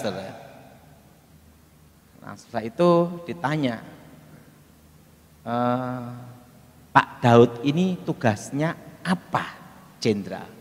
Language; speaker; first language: Indonesian; native; Indonesian